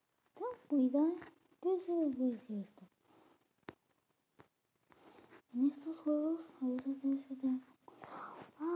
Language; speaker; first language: Spanish; early bilingual, other home language; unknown